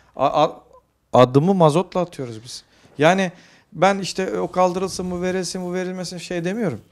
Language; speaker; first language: Turkish; native; Turkish